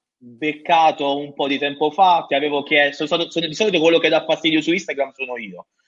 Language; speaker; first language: Italian; native; Italian